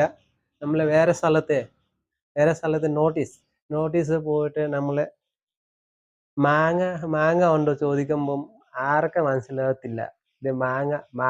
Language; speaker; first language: Malayalam; non-native, learner; Assamese